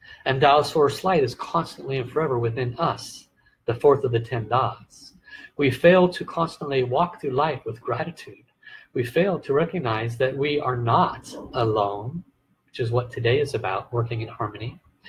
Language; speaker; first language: English; native; English